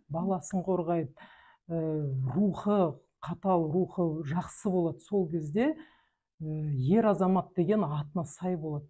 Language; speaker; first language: Kazakh; non-native, local second language; Russian